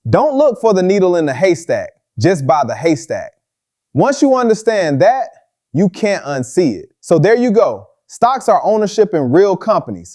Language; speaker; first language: English; native; English